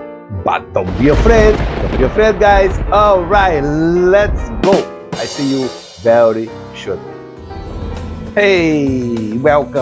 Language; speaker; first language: English; non-native, fluent; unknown